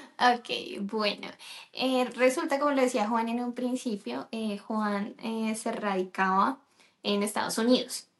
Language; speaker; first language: Spanish; native; Spanish